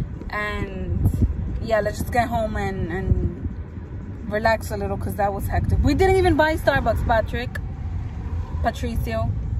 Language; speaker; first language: English; early bilingual, other home language; Spanish